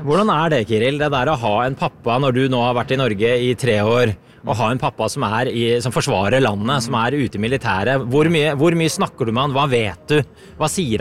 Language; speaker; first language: Norwegian; native; Norwegian